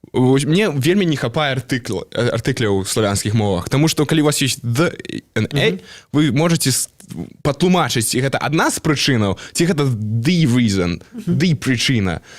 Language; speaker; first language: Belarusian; non-native, local second language; Russian